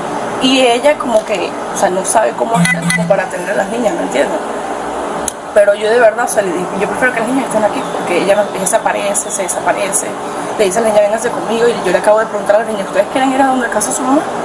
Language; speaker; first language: Spanish; native; Spanish